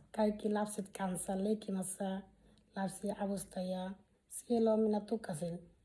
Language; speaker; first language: Finnish; non-native, learner; Bangla